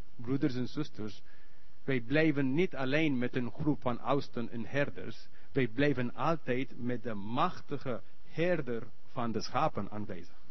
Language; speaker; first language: Dutch; non-native, learner; English